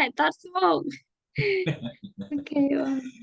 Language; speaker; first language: English; non-native, fluent; Khmer